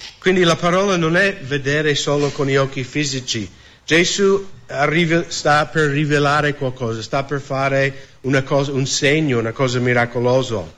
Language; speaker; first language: Italian; non-native, fluent; English